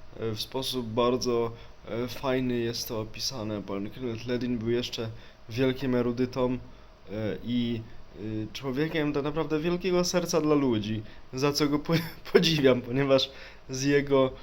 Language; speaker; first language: Polish; native; Polish